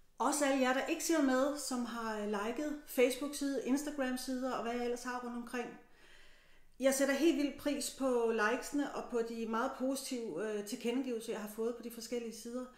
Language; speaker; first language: Danish; native; Danish